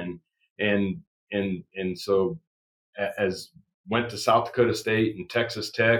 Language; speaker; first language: English; native; English